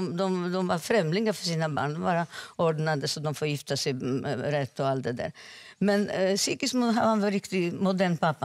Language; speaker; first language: Swedish; non-native, fluent; Polish